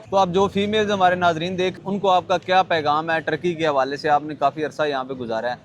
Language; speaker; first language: Urdu; non-native, local second language; Punjabi